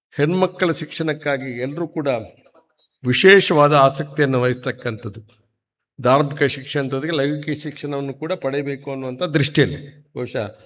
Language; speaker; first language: Kannada; non-native, local second language; Tulu